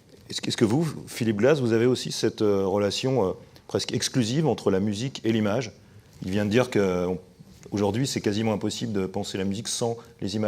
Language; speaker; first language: French; native; French